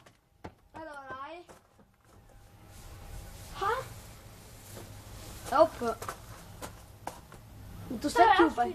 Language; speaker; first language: Danish; non-native, local second language; Faroese